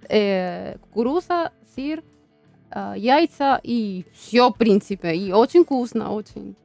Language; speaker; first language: Russian; non-native, learner; Spanish